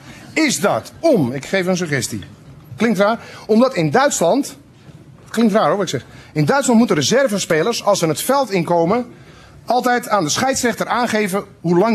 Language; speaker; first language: Dutch; native; Dutch